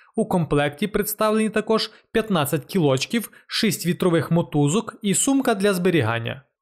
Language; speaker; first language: Ukrainian; non-native, local second language; Russian